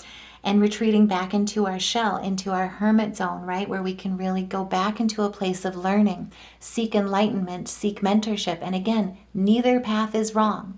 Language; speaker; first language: English; native; English